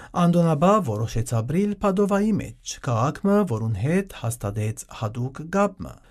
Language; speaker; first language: Armenian; native; Armenian